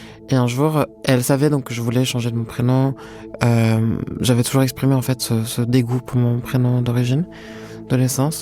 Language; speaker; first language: French; non-native, local second language; Arabic